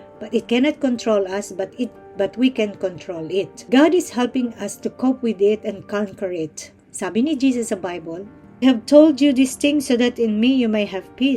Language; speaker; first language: English; non-native, local second language; Filipino